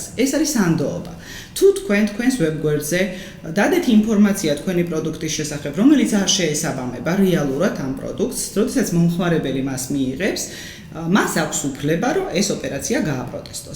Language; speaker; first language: Georgian; native; Georgian